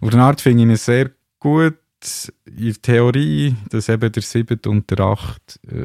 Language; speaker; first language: German; native; German